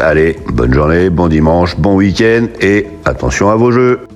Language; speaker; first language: French; native; French